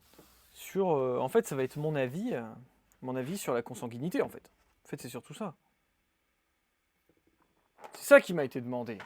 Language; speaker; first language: French; native; French